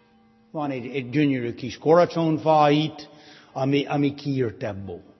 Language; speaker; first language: Hungarian; non-native, fluent; English